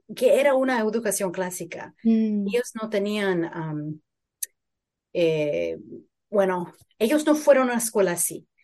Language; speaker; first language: Spanish; early bilingual, heritage; Spanish